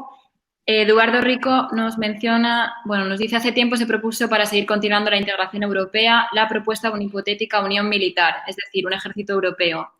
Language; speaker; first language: Spanish; native; Spanish